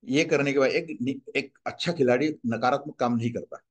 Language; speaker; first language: Hindi; non-native, local second language; Marathi